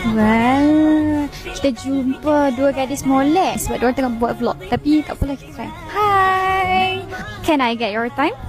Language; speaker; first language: Malay; native; Malay